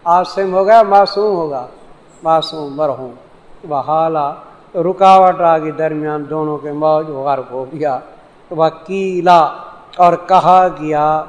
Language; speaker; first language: Urdu; non-native, local second language; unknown